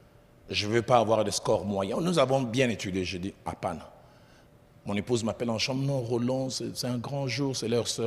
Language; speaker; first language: French; non-native, local second language; Lingala